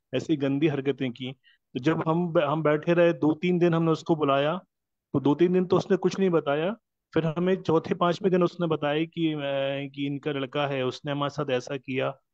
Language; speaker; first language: Hindi; non-native, local second language; Marathi